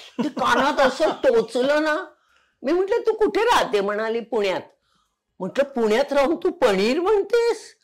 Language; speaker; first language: Marathi; non-native, local second language; Konkani